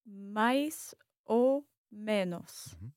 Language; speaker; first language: Portuguese; non-native, learner; English